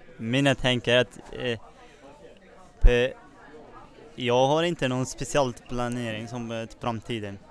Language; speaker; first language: Swedish; non-native, learner; Persian